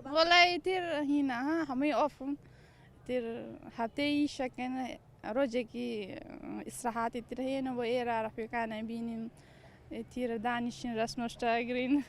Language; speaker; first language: Central Kurdish; non-native, learner; Nepali